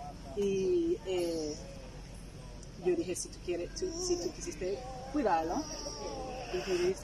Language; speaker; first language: Spanish; non-native, fluent; English